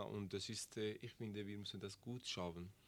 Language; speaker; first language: German; non-native, learner; Persian